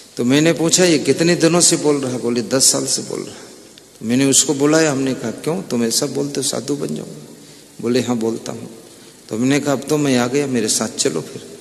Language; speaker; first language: Hindi; native; Hindi